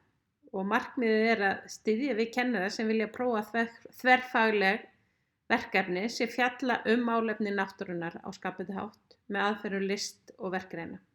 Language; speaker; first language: Icelandic; native; Icelandic